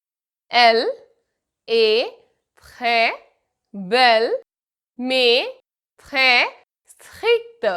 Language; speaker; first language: French; non-native, fluent; Hindi